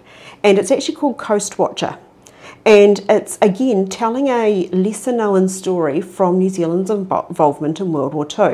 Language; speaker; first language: English; native; English